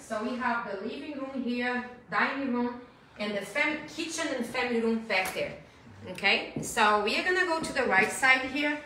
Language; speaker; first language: English; non-native, fluent; Portuguese